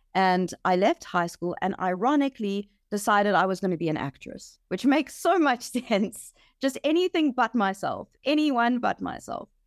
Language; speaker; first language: English; native; English